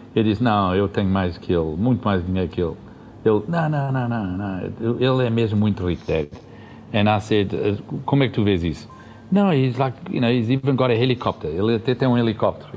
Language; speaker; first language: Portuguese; early bilingual, heritage; Portuguese